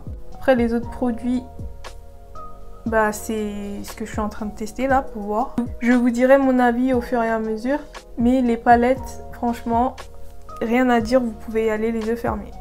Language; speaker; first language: French; native; French